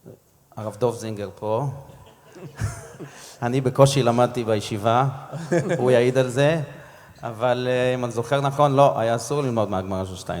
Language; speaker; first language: Hebrew; non-native, fluent; English